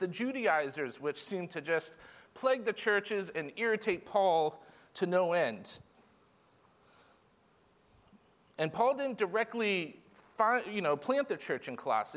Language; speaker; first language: English; native; English